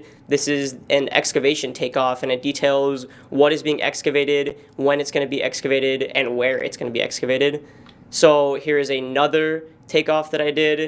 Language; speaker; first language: English; native; English